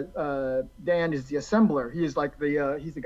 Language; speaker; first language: English; native; English